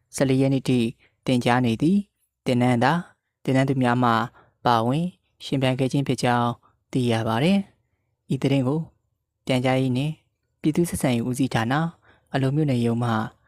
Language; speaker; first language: Burmese; native; Burmese